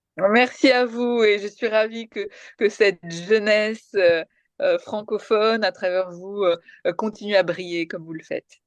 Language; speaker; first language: French; early bilingual, other home language; Malayalam